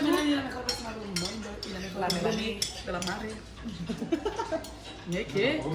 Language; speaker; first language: Spanish; native; Spanish